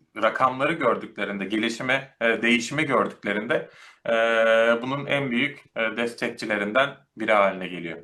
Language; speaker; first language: Turkish; native; Turkish